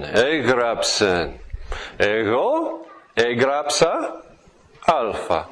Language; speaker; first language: Greek; non-native, fluent; English